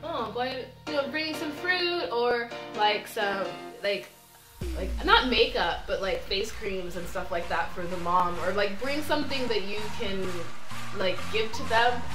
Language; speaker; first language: English; native; English